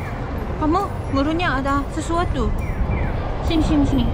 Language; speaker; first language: Indonesian; non-native, fluent; Japanese